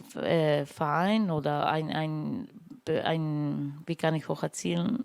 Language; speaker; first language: German; non-native, learner; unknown